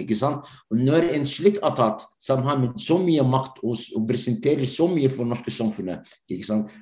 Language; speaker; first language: Norwegian; non-native, fluent; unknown